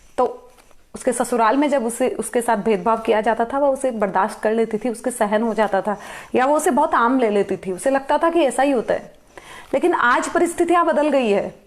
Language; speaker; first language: Hindi; native; Hindi